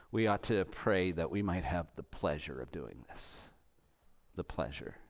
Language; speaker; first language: English; native; English